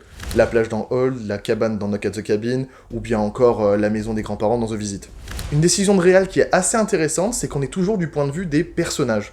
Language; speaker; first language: French; native; French